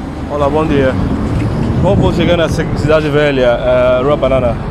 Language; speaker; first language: Portuguese; non-native, learner; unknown